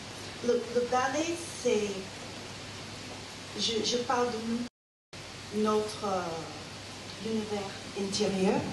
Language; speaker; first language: French; non-native, fluent; English